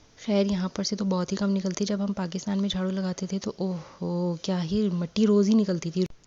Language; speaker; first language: Urdu; native; Urdu